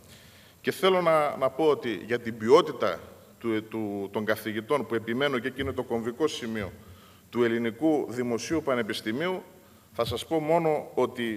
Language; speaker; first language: Greek; native; Greek